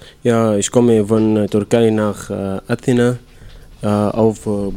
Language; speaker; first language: German; non-native, learner; Arabic